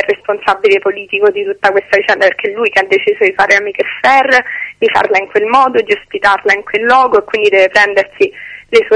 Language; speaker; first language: Italian; native; Italian